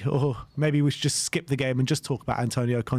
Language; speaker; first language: English; native; English